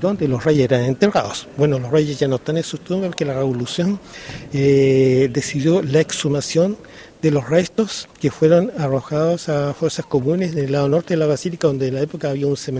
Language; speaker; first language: Spanish; native; Spanish